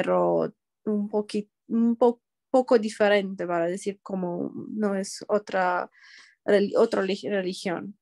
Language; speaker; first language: Spanish; non-native, learner; Romanian